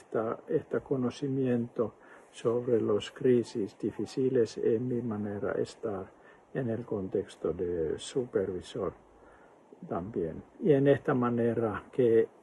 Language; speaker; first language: Spanish; non-native, fluent; Finnish